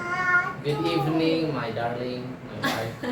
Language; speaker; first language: English; non-native, fluent; Indonesian